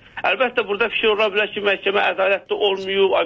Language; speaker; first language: Azerbaijani; native; Azerbaijani